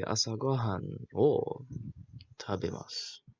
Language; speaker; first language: Japanese; non-native, learner; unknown